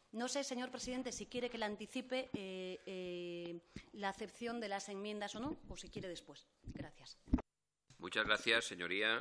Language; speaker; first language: Spanish; native; Spanish